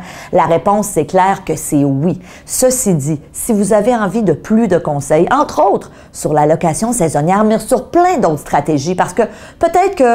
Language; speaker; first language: French; native; French